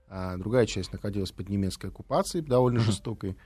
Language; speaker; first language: Russian; native; Russian